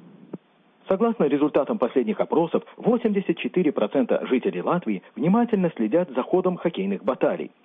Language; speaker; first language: Russian; native; Russian